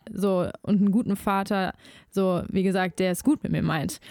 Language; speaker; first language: German; native; German